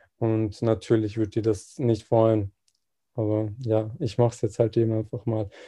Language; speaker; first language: German; early bilingual, other home language; Serbian